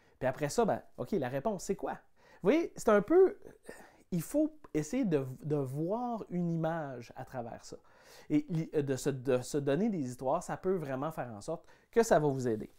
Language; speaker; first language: French; native; French